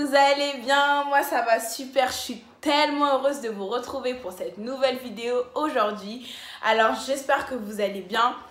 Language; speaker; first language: French; early bilingual, other home language; Lingala